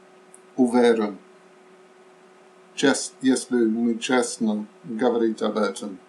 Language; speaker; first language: Russian; non-native, fluent; English